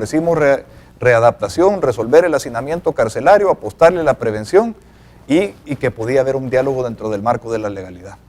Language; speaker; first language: Spanish; native; Spanish